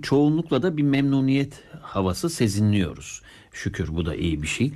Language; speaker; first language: Turkish; native; Turkish